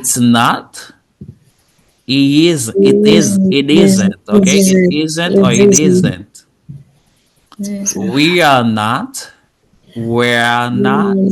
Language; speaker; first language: English; non-native, fluent; Haitian Creole